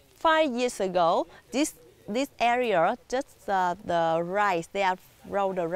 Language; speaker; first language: English; non-native, learner; Vietnamese